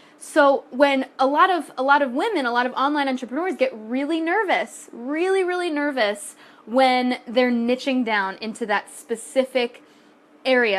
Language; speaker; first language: English; native; English